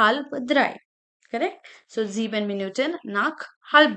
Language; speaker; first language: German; non-native, fluent; Hindi